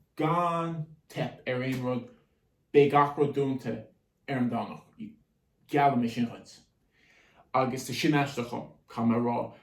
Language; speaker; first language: Irish; native; Irish